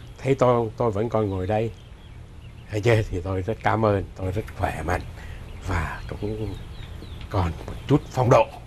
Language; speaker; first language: Vietnamese; native; Vietnamese